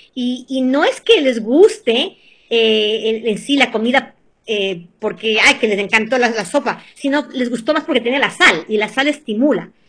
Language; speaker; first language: Spanish; early bilingual, heritage; Spanish